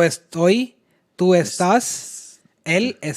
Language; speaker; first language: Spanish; non-native, fluent; Hindi